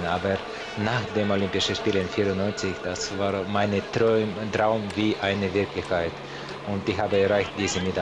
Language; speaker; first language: German; non-native, learner; Russian